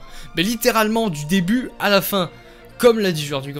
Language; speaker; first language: French; native; French